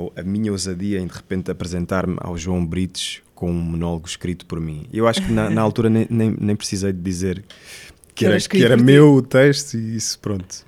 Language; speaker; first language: Portuguese; native; Portuguese